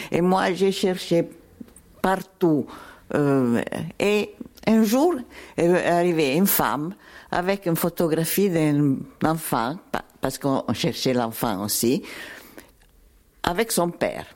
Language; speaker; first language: French; non-native, learner; Italian